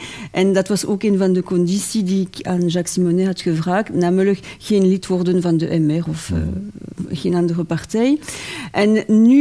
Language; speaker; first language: Dutch; non-native, local second language; French